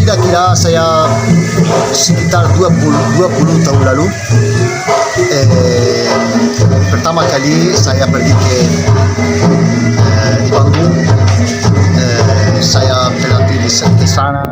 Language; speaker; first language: Indonesian; non-native, learner; Italian